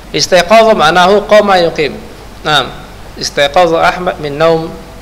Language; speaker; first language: Arabic; non-native, fluent; Indonesian